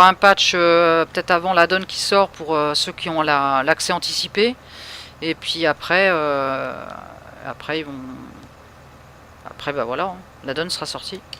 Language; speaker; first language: French; native; French